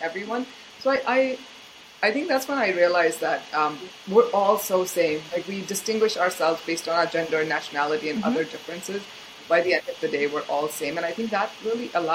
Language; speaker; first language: English; non-native, local second language; Hindi